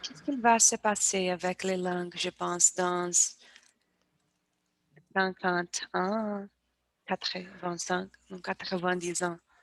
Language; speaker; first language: French; non-native, learner; Portuguese